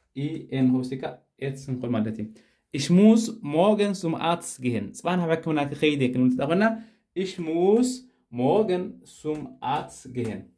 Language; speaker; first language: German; non-native, fluent; Tigrinya